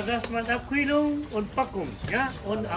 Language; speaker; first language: German; non-native, learner; Vietnamese